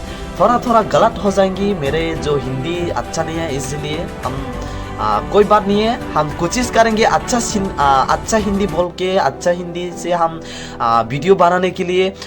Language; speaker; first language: Hindi; non-native, local second language; Kok Borok